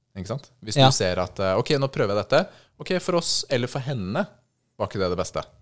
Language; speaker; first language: Norwegian; native; Norwegian